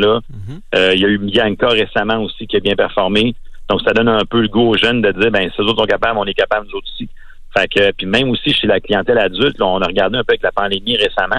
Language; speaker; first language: French; native; French